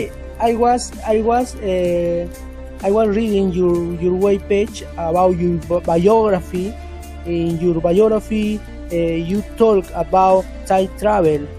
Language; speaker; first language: English; non-native, learner; Spanish